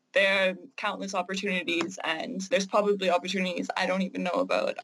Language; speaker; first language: English; native; English